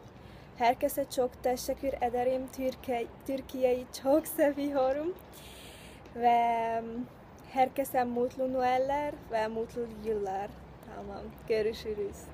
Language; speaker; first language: Turkish; non-native, learner; Hungarian